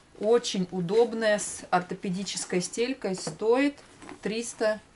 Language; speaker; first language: Russian; native; Russian